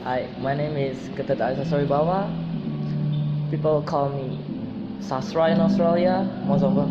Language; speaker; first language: English; non-native, fluent; Indonesian